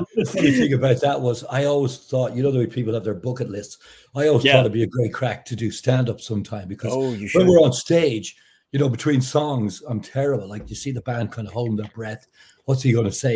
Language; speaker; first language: English; native; English